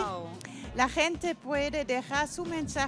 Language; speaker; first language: Spanish; non-native, fluent; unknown